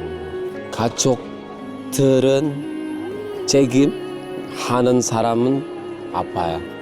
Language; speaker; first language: Korean; non-native, learner; Indonesian